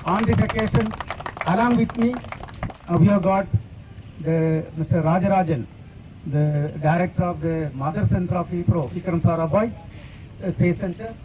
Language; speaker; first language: English; non-native, local second language; Tamil